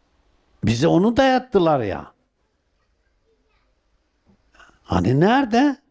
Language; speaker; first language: Turkish; native; Turkish